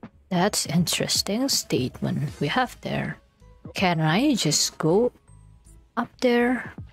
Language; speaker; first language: English; non-native, fluent; Indonesian